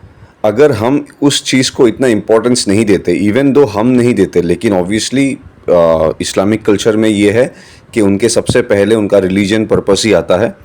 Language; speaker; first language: Hindi; non-native, local second language; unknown